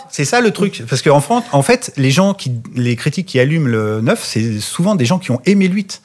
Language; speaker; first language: French; native; French